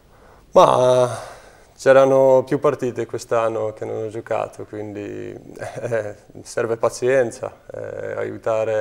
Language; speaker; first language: Italian; non-native, fluent; Czech